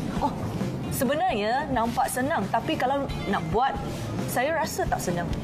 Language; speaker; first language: Malay; native; Malay